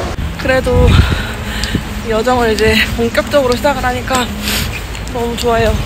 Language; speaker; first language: Korean; native; Korean